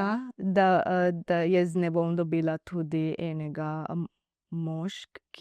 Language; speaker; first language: Slovenian; non-native, learner; Divehi